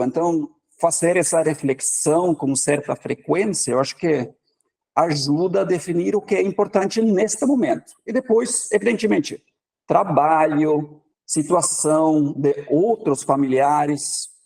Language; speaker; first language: Portuguese; non-native, fluent; Norwegian